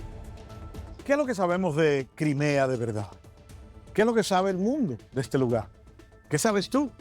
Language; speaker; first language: Spanish; native; Spanish